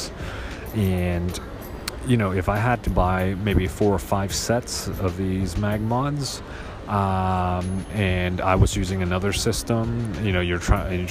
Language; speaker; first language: English; non-native, local second language; Cantonese